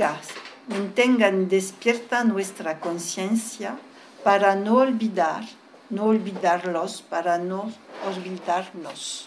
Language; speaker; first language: Spanish; early bilingual, heritage; French